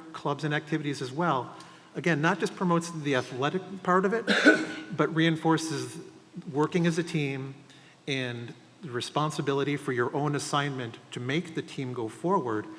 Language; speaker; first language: English; native; English